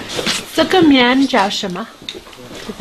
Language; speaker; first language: Chinese; non-native, learner; French